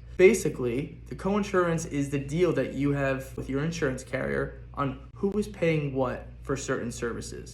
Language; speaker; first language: English; native; English